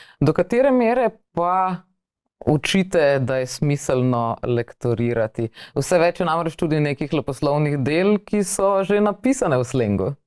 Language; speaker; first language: Slovenian; native; Slovenian